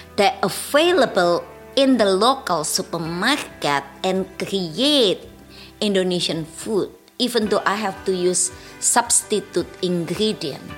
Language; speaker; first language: English; non-native, fluent; Indonesian